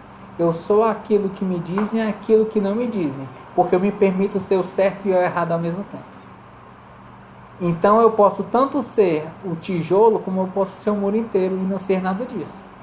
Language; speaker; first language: Portuguese; native; Portuguese